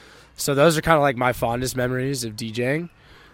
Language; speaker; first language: English; native; English